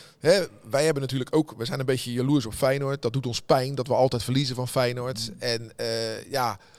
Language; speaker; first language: Dutch; native; Dutch